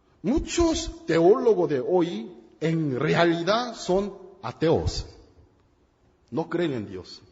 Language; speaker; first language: Spanish; non-native, fluent; Korean